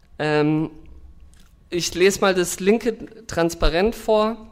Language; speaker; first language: German; native; German